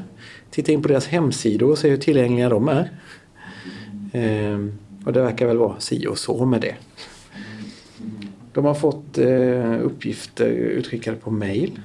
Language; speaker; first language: Swedish; native; Swedish